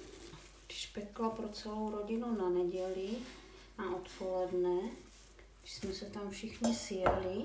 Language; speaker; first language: Czech; native; Czech